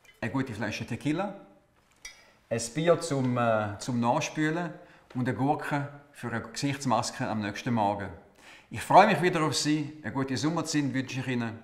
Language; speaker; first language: German; native; German